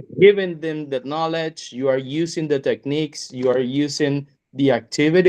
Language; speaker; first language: English; non-native, fluent; Spanish